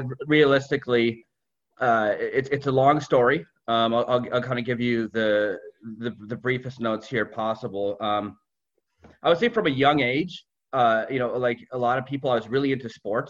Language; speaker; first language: English; native; English